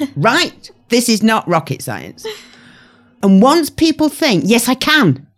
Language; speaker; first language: English; native; English